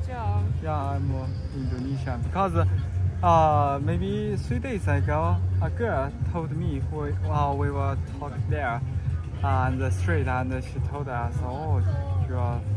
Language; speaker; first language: English; non-native, learner; Chinese